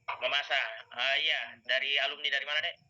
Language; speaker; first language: Indonesian; native; Indonesian